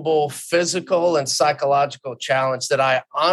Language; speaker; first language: English; native; English